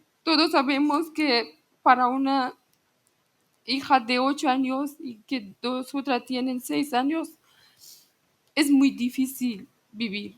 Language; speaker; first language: Spanish; non-native, learner; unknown